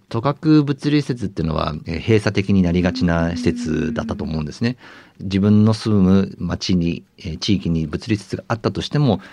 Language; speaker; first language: Japanese; native; Japanese